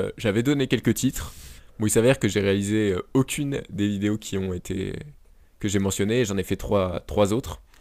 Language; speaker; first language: French; native; French